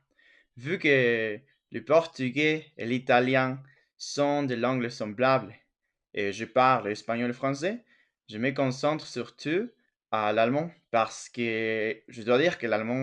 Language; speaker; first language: French; non-native, fluent; Spanish